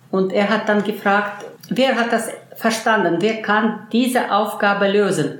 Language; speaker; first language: German; early bilingual, heritage; German